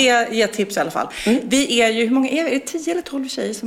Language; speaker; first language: Swedish; native; Swedish